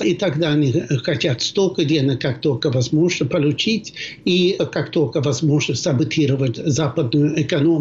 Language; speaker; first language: Russian; non-native, fluent; Swedish